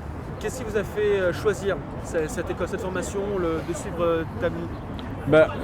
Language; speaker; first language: French; native; French